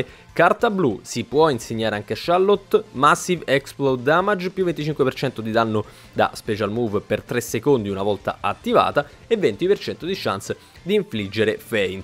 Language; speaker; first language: Italian; native; Italian